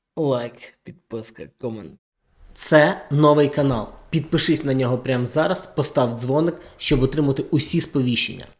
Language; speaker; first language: Ukrainian; native; Ukrainian